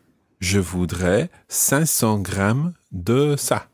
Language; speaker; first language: French; non-native, fluent; English